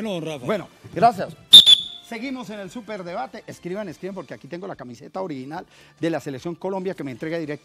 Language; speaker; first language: Spanish; native; Spanish